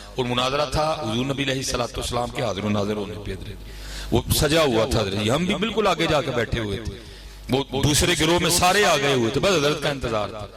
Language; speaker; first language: Urdu; non-native, local second language; Punjabi